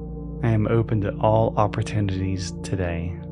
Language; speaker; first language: English; native; English